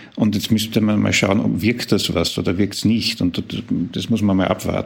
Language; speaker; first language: German; native; German